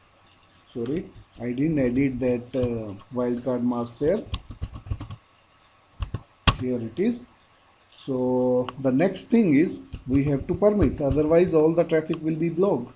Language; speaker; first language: English; non-native, local second language; Hindi